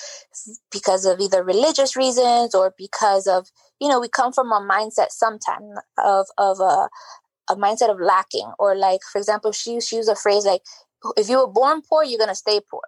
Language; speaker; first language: English; native; English